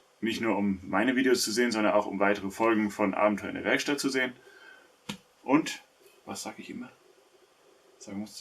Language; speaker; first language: German; native; German